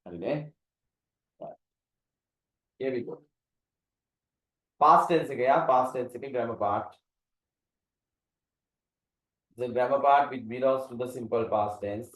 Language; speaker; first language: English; non-native, local second language; Sinhala